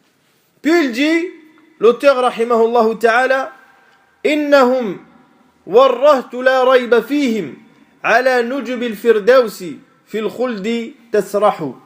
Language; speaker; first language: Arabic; non-native, fluent; French